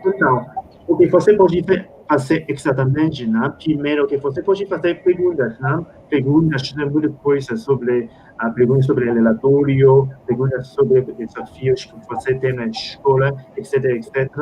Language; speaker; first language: Portuguese; non-native, fluent; Spanish